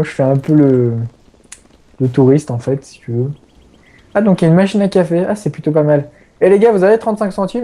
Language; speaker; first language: French; native; French